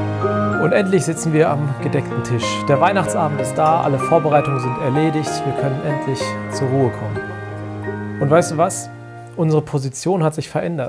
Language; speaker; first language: German; native; German